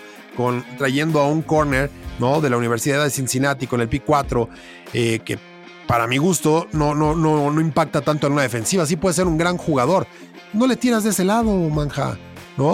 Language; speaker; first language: Spanish; native; Spanish